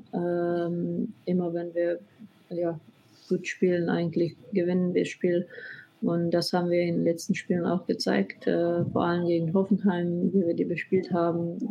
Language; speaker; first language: German; non-native, fluent; Slovenian